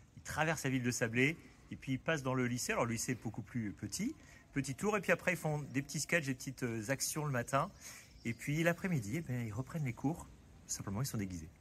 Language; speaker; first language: French; native; French